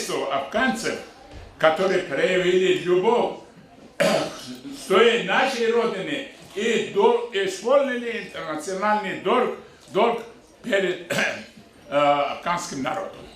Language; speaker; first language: Russian; non-native, local second language; Avaric